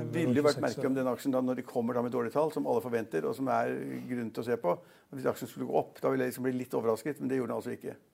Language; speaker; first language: Norwegian; native; Norwegian